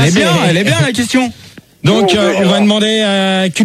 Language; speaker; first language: French; native; French